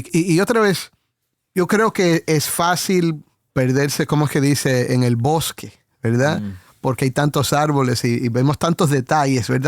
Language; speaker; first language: Spanish; native; Spanish